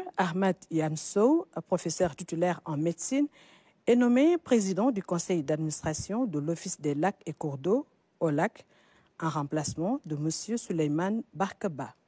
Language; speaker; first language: French; non-native, local second language; Wolof